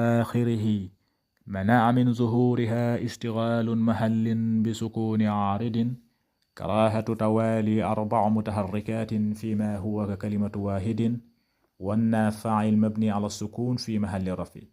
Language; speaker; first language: Arabic; non-native, fluent; Wolof